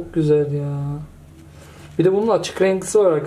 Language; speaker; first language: Turkish; native; Turkish